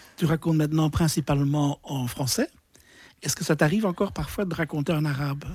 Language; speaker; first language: French; native; French